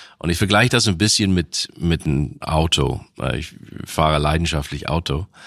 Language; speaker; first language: German; non-native, fluent; English